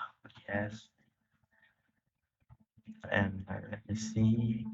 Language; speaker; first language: English; non-native, learner; Vietnamese